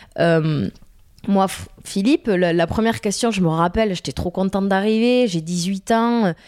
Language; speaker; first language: French; native; French